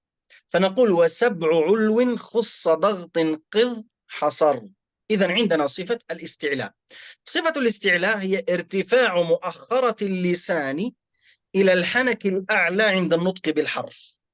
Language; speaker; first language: Arabic; native; Arabic